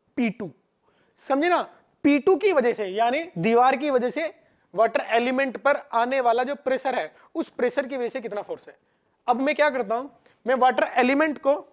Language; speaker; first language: Hindi; non-native, local second language; Gujarati